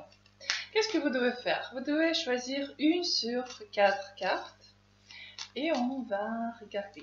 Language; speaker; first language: French; non-native, learner; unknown